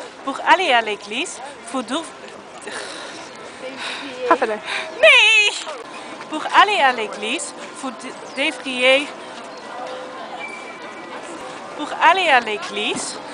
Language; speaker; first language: French; non-native, learner; Dutch